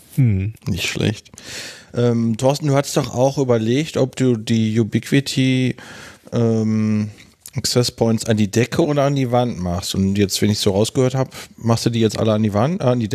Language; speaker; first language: German; native; German